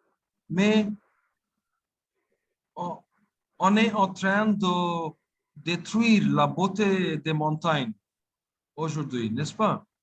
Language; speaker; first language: French; non-native, fluent; Bangla